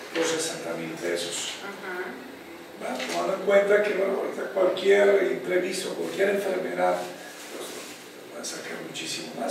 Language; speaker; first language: Spanish; native; Spanish